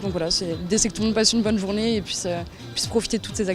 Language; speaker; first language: French; native; French